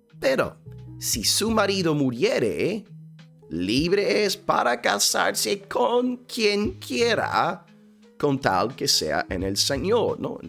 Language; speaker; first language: Spanish; non-native, fluent; English